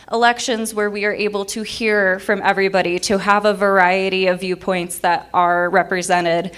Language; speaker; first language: English; native; English